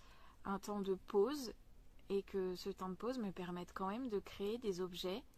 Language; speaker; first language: French; native; French